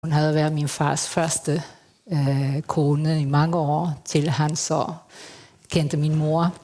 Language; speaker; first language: Danish; early bilingual, heritage; Spanish